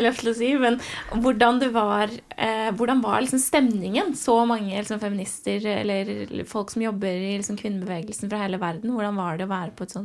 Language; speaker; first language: Norwegian; native; Norwegian